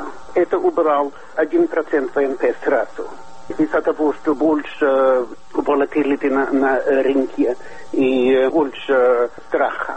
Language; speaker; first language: Russian; non-native, fluent; Swedish